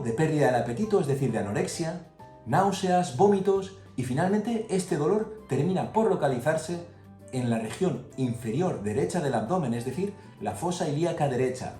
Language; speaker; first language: Spanish; native; Spanish